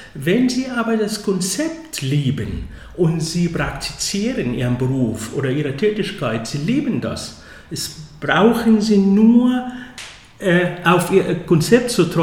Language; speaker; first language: German; non-native, fluent; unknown